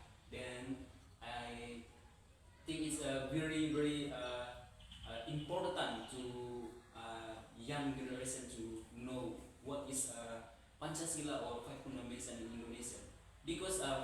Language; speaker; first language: English; non-native, learner; Indonesian